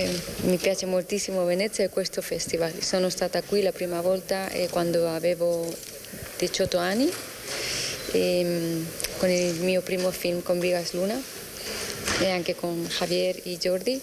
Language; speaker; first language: Italian; non-native, fluent; Spanish